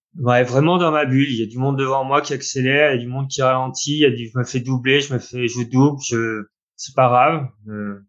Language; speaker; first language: French; native; French